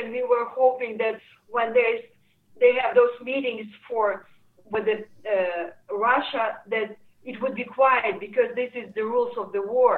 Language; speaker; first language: English; non-native, fluent; Ukrainian